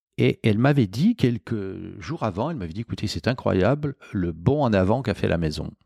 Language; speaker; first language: French; native; French